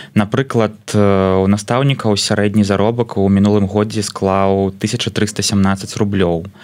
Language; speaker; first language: Belarusian; non-native, local second language; Russian